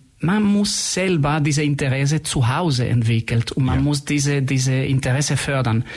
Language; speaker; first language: German; non-native, fluent; Spanish